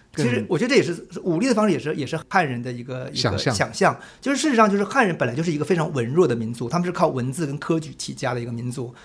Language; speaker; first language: Chinese; native; Chinese